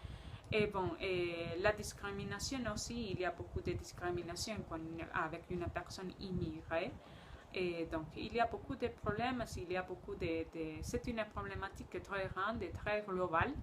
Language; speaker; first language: French; non-native, learner; Spanish